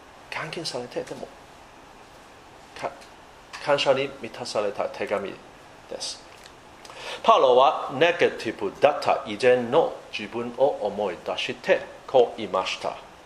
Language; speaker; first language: Japanese; non-native, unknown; English